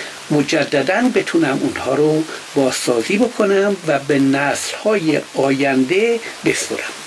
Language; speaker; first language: Persian; native; Persian